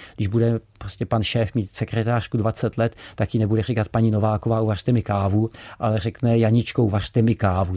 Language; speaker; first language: Czech; native; Czech